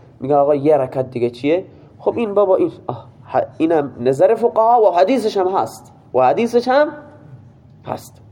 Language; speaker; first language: Persian; non-native, local second language; Baluchi